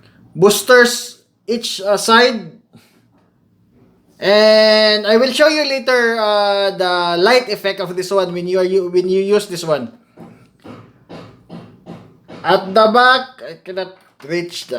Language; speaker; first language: English; non-native, local second language; Filipino